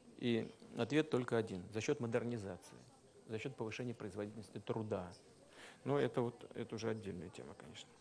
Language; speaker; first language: Russian; native; Russian